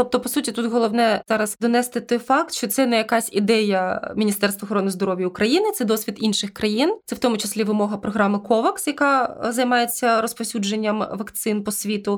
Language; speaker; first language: Ukrainian; native; Ukrainian